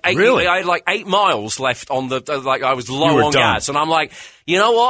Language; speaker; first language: English; native; English